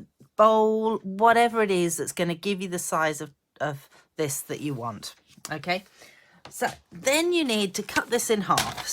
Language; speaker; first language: English; native; English